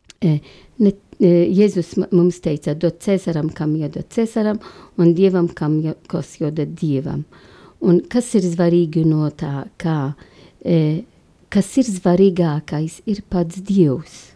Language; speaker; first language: Latvian; non-native, fluent; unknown